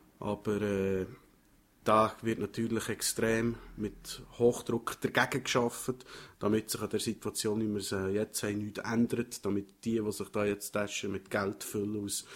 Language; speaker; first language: German; native; German